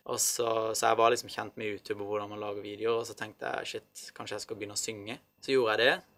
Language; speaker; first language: Norwegian; early bilingual, other home language; Arabic